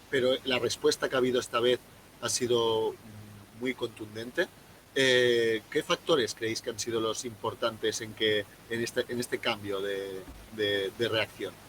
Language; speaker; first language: Spanish; native; Spanish